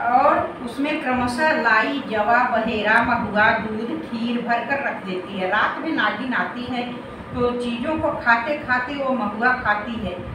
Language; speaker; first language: Hindi; native; Hindi